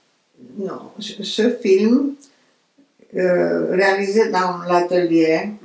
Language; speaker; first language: French; non-native, fluent; Romanian